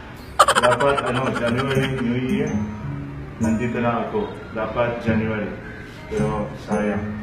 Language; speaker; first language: Filipino; non-native, learner; Arabic